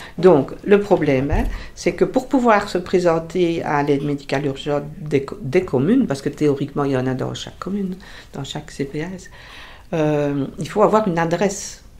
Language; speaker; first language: French; native; French